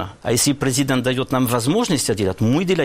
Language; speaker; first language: Russian; non-native, learner; French